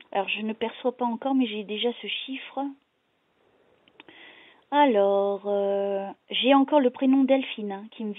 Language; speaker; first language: French; native; French